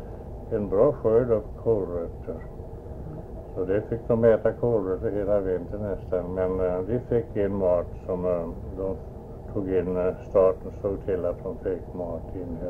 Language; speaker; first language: Swedish; early bilingual, heritage; Swedish